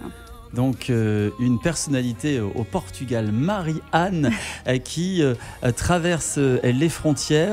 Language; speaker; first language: French; native; French